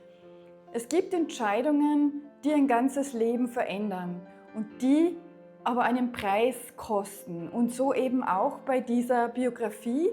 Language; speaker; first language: German; native; German